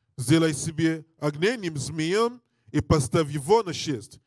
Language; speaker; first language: Russian; non-native, learner; English